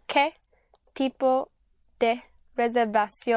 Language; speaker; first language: Spanish; non-native, learner; English